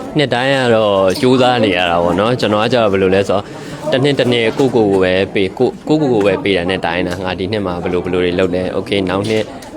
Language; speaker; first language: Burmese; native; Burmese